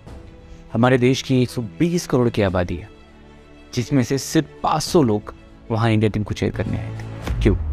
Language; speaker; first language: Hindi; native; Hindi